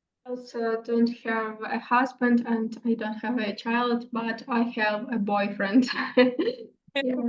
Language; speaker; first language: English; non-native, learner; Ukrainian